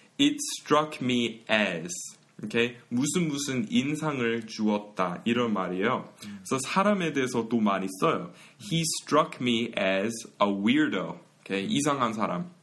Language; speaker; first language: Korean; non-native, fluent; English